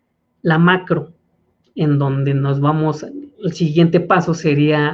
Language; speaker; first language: Spanish; native; Spanish